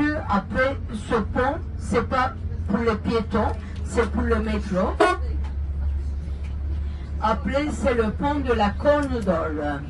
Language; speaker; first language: French; non-native, fluent; Turkish